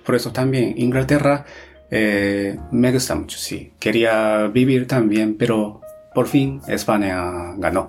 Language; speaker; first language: Spanish; non-native, fluent; Japanese